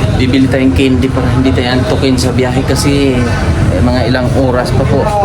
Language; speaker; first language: Filipino; non-native, local second language; Cebuano